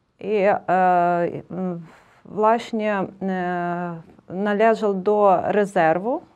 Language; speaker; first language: Ukrainian; native; Ukrainian